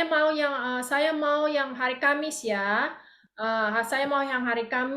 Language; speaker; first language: Indonesian; native; Indonesian